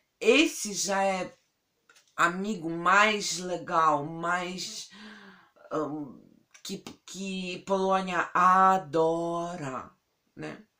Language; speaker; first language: Portuguese; non-native, fluent; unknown